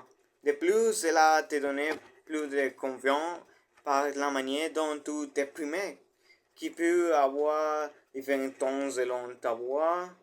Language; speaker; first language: French; non-native, learner; Spanish